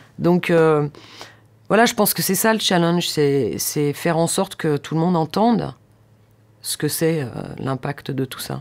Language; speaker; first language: French; native; French